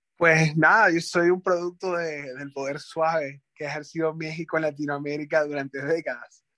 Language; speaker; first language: Spanish; native; Spanish